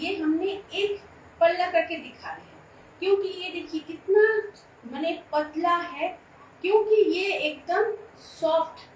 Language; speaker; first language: Hindi; non-native, local second language; Bangla